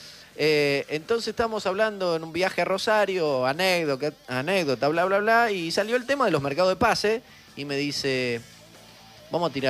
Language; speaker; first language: Spanish; native; Spanish